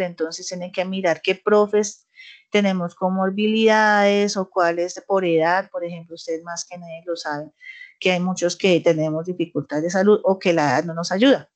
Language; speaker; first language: Spanish; native; Spanish